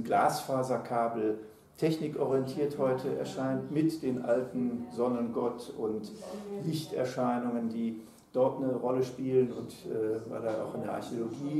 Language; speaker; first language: German; native; German